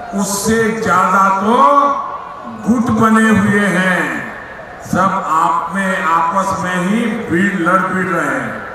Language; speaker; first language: Hindi; non-native, local second language; Gujarati